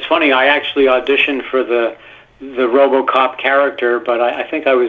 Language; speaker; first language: English; non-native, fluent; Italian